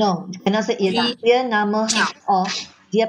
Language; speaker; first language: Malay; non-native, local second language; Chinese